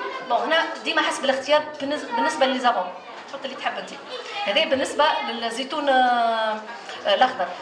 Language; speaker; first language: Arabic; native; Arabic